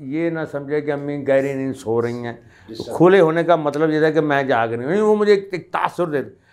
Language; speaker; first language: Urdu; non-native, local second language; Punjabi